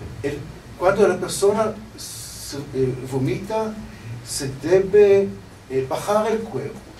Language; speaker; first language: Spanish; non-native, learner; Hebrew